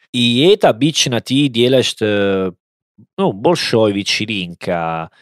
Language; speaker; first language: Russian; non-native, learner; Italian